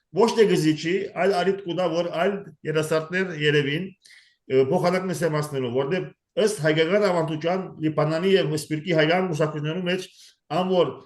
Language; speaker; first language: Armenian; early bilingual, heritage; Armenian